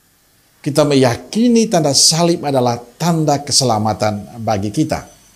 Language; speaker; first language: Indonesian; native; Indonesian